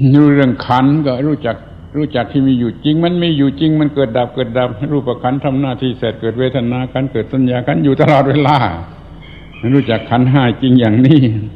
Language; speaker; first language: Thai; native; Thai